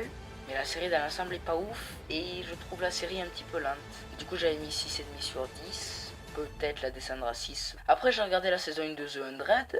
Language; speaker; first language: French; native; French